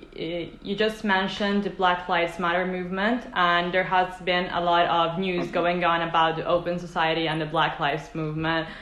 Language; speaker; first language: English; non-native, fluent; Italian